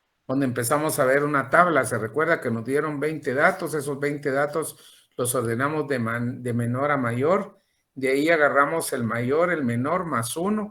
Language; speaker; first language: Spanish; native; Spanish